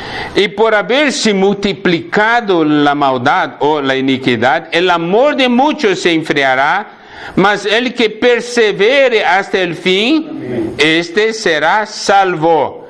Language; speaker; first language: Spanish; non-native, fluent; Portuguese